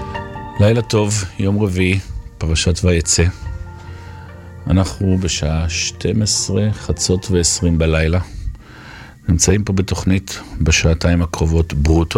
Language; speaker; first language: Hebrew; native; Hebrew